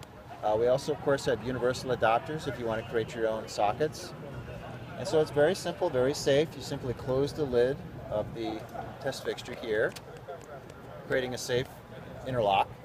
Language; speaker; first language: English; native; English